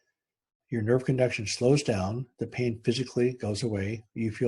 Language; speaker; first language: English; native; English